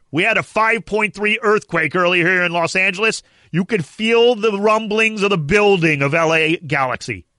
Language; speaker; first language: English; native; English